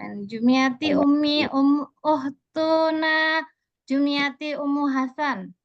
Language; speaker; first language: Arabic; non-native, fluent; Indonesian